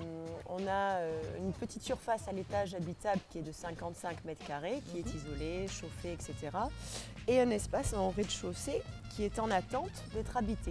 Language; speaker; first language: French; native; French